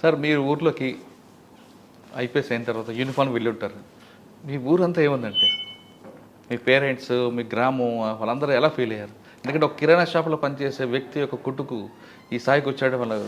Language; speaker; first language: Telugu; native; Telugu